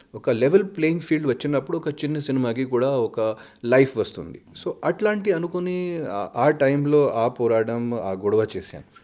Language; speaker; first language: Telugu; non-native, fluent; Hindi